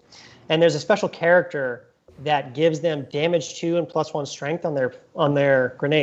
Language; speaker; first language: English; native; English